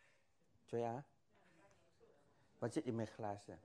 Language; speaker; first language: Dutch; non-native, fluent; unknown